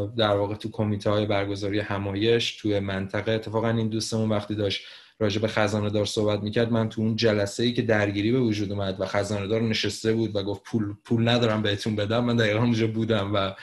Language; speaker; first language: Persian; native; Persian